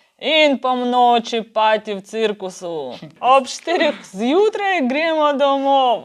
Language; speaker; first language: Slovenian; non-native, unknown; Ukrainian